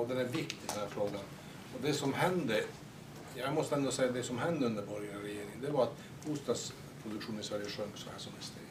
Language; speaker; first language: Swedish; native; Swedish